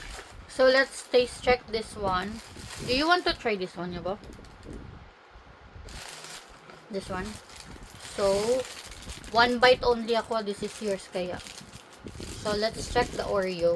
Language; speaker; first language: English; non-native, local second language; Filipino